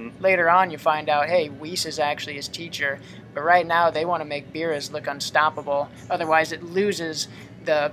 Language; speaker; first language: English; native; English